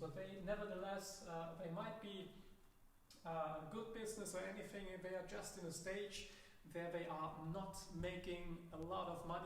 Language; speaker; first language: English; non-native, fluent; German